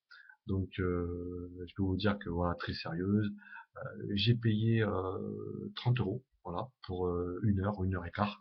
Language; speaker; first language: French; native; French